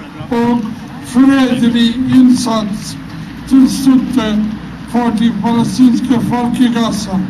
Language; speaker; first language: Norwegian; non-native, fluent; Arabic